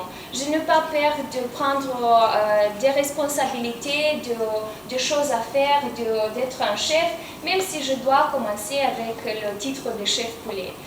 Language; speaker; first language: French; non-native, fluent; Romanian